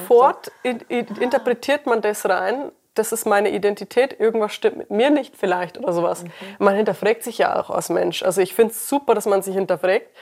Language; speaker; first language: German; early bilingual, other home language; English